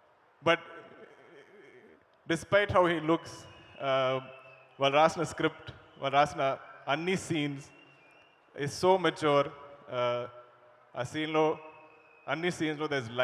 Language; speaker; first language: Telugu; non-native, learner; Malayalam